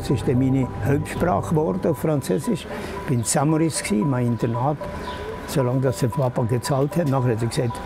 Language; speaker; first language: German; native; German